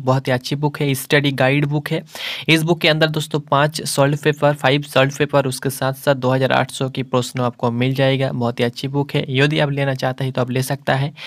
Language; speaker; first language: Hindi; non-native, local second language; Bangla